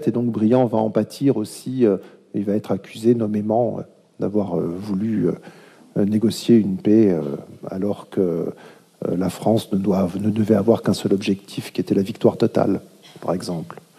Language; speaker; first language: French; native; French